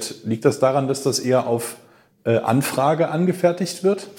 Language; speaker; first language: German; native; German